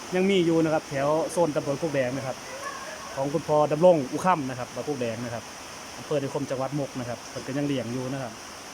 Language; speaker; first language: Thai; native; Thai